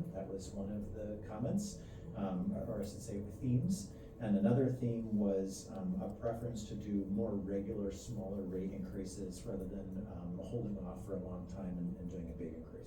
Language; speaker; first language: English; native; English